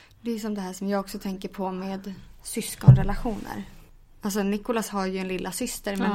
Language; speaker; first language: Swedish; native; Swedish